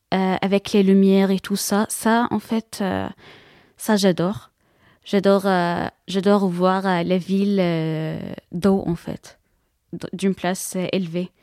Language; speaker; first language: French; non-native, fluent; Arabic